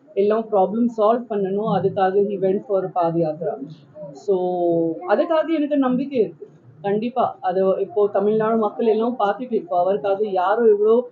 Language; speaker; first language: Tamil; non-native, local second language; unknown